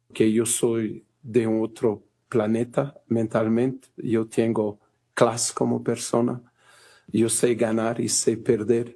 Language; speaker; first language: Spanish; non-native, fluent; Portuguese